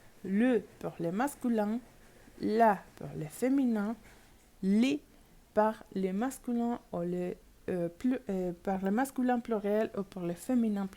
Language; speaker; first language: French; non-native, learner; Spanish